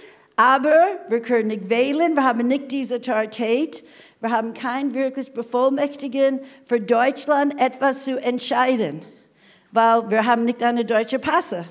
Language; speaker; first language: German; non-native, fluent; English